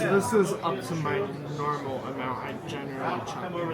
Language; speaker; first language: English; native; English